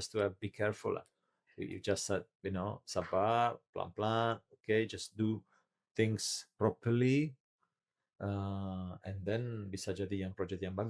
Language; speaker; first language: Indonesian; non-native, learner; Italian